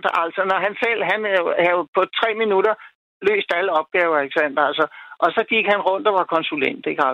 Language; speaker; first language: Danish; native; Danish